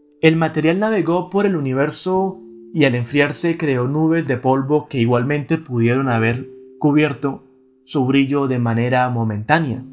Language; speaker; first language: Spanish; native; Spanish